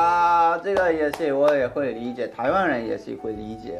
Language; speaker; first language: Chinese; non-native, fluent; Japanese